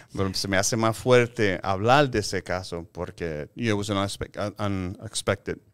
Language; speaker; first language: Spanish; early bilingual, heritage; Spanish